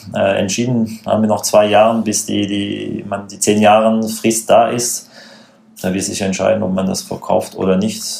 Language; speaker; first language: German; non-native, fluent; French